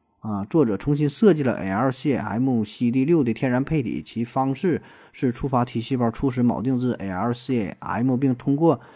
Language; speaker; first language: Chinese; native; Chinese